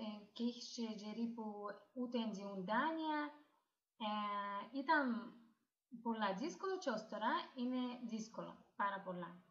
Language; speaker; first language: Greek; non-native, learner; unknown